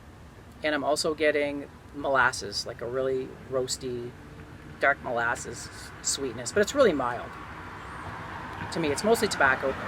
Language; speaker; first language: English; native; English